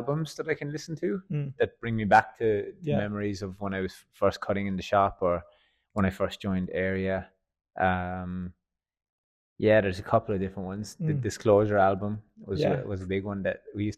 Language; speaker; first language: English; native; English